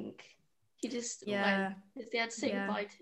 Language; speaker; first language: English; native; English